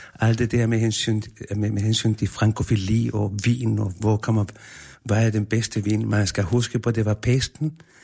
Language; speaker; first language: Danish; non-native, fluent; Spanish